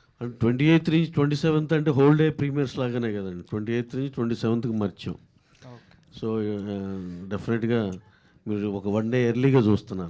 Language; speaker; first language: Telugu; native; Telugu